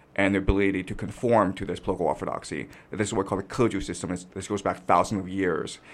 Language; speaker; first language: English; native; English